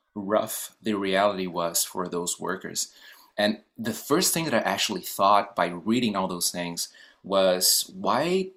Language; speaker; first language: English; non-native, fluent; Portuguese